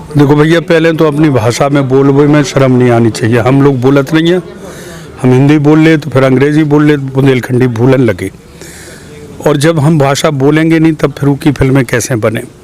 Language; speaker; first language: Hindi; native; Hindi